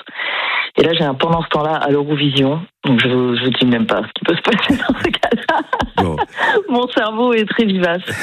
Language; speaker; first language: French; native; French